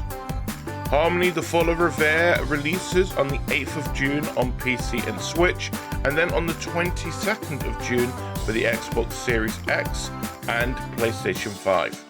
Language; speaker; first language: English; native; English